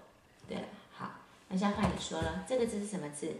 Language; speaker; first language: Chinese; native; Chinese